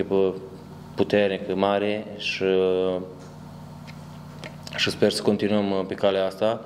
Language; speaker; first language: Romanian; early bilingual, heritage; Romanian